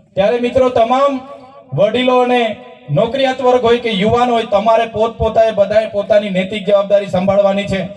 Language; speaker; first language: Gujarati; non-native, local second language; Vasavi